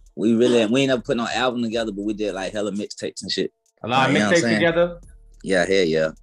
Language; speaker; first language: English; native; English